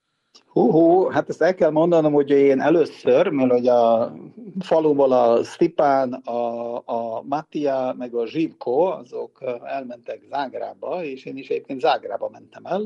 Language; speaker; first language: Hungarian; non-native, local second language; Serbian